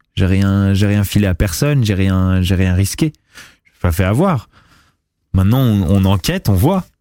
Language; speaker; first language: French; native; French